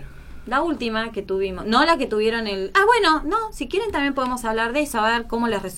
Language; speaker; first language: Spanish; native; Spanish